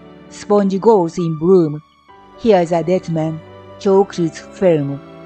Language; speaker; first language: English; non-native, fluent; Japanese